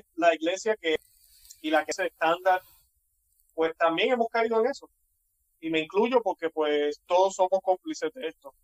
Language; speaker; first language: Spanish; native; Spanish